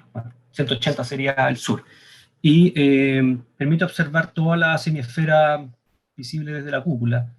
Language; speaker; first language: Spanish; native; Spanish